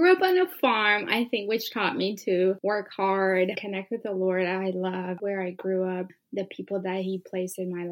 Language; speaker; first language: English; early bilingual, other home language; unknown